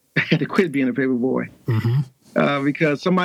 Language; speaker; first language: English; native; English